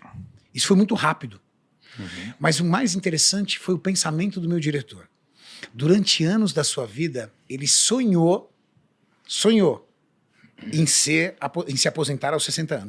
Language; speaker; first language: Portuguese; native; Portuguese